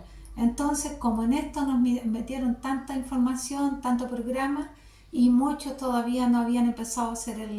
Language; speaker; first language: Spanish; native; Spanish